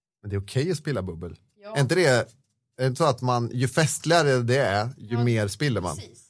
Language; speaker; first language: Swedish; native; Swedish